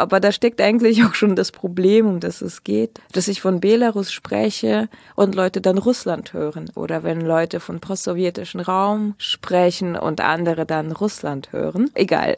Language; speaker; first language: German; early bilingual, other home language; Russian